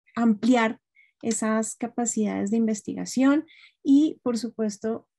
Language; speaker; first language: Spanish; native; Spanish